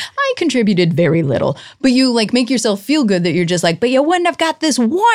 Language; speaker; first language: English; native; English